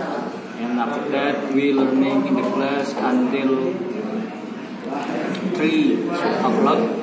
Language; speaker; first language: English; non-native, learner; Indonesian